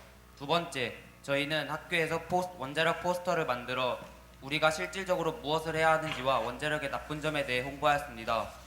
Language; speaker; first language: Korean; native; Korean